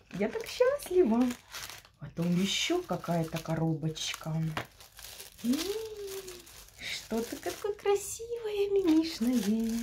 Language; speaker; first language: Russian; non-native, local second language; Ukrainian